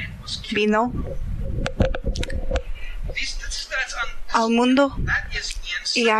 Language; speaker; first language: Spanish; non-native, learner; English